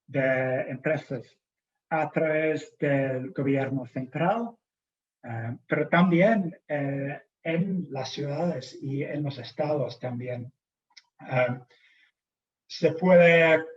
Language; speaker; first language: Spanish; non-native, fluent; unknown